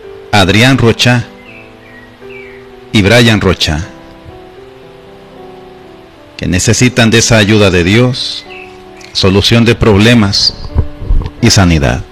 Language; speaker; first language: Spanish; native; Spanish